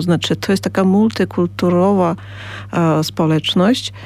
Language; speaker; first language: Polish; non-native, fluent; Ukrainian